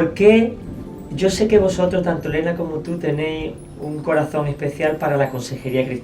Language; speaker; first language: Spanish; native; Spanish